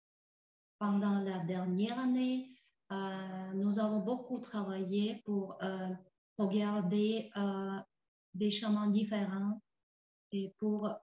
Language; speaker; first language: French; non-native, fluent; Tuvinian